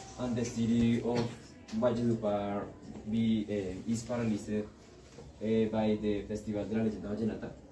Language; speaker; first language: English; non-native, learner; Spanish